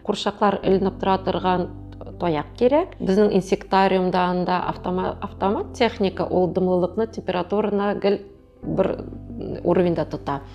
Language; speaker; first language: Tatar; native; Tatar